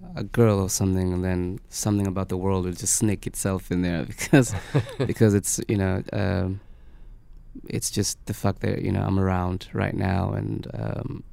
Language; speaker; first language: English; non-native, local second language; Swahili